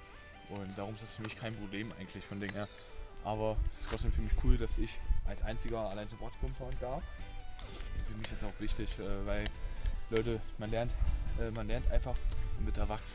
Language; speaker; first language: German; native; German